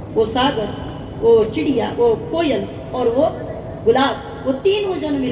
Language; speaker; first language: Hindi; non-native, local second language; Marathi